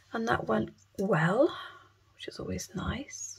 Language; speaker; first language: English; native; English